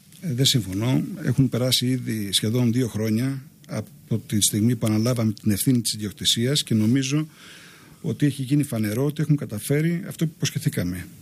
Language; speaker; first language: Greek; native; Greek